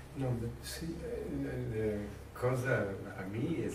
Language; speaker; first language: Spanish; non-native, learner; English